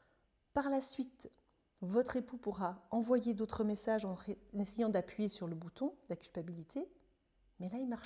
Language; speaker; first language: French; native; French